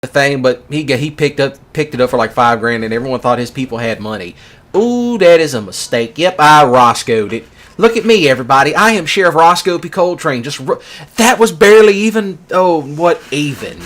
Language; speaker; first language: English; native; English